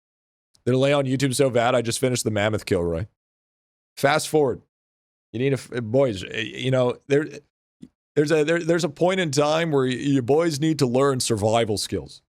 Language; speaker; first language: English; native; English